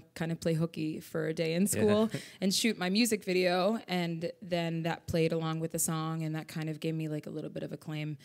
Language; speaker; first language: English; native; English